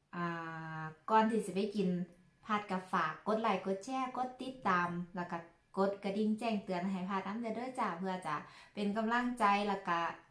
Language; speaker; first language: Thai; native; Thai